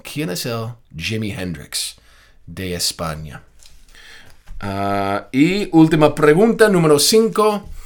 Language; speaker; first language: Spanish; non-native, fluent; English